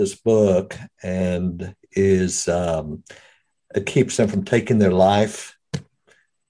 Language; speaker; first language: English; native; English